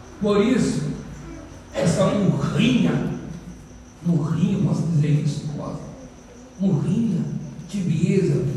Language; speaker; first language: Portuguese; native; Portuguese